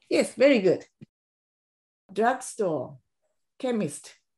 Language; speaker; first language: English; non-native, fluent; Japanese